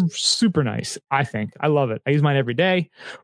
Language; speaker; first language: English; native; English